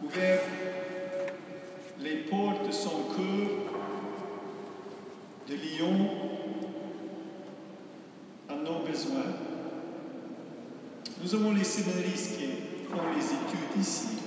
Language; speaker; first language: French; non-native, fluent; English